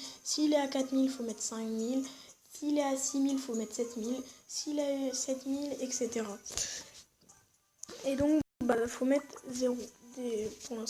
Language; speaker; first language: French; native; French